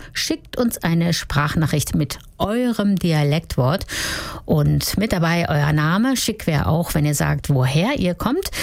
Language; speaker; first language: German; native; German